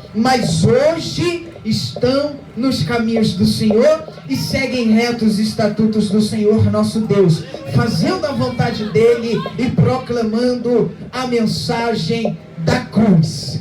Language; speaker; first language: Portuguese; native; Portuguese